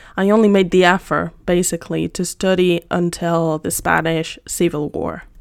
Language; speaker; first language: English; non-native, fluent; Spanish